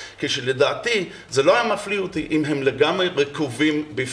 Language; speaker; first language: Hebrew; non-native, fluent; English